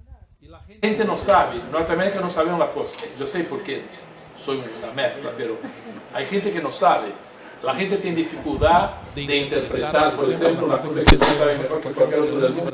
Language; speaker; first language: Spanish; non-native, fluent; Portuguese